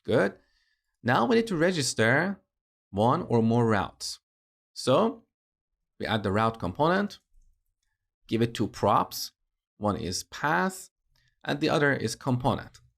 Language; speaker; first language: English; native; English